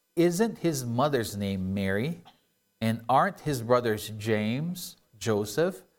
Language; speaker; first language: English; non-native, local second language; Filipino